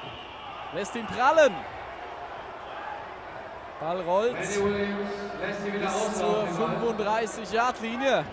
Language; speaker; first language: German; native; German